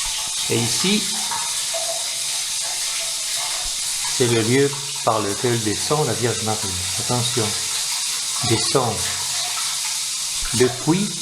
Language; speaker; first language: French; non-native, fluent; Spanish